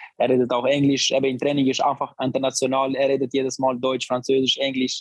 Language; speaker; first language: German; non-native, learner; Albanian